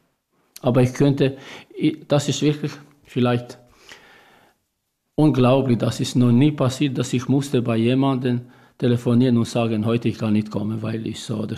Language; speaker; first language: German; non-native, learner; Albanian